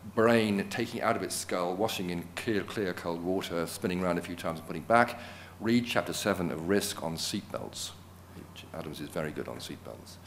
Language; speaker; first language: English; native; English